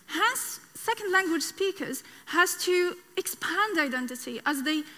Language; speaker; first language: English; non-native, fluent; Arabic